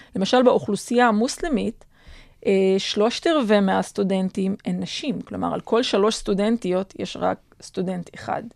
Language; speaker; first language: Hebrew; native; Hebrew